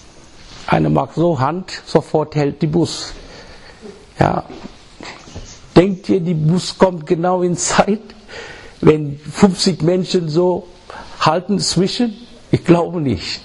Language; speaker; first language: German; non-native, learner; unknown